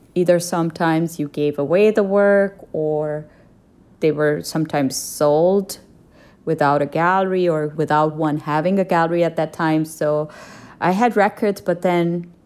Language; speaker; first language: English; non-native, local second language; Urdu